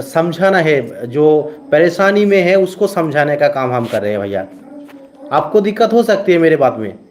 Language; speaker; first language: Hindi; non-native, local second language; Bangla